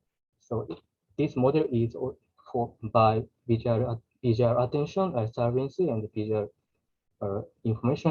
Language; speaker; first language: English; non-native, learner; Japanese